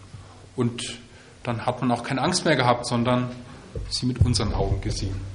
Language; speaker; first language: German; native; German